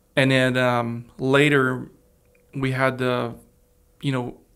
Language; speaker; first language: English; early bilingual, other home language; Russian